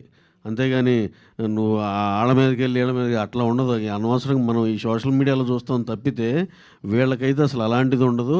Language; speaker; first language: Telugu; native; Telugu